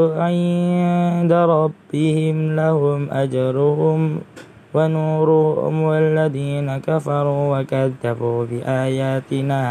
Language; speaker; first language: Arabic; non-native, learner; Indonesian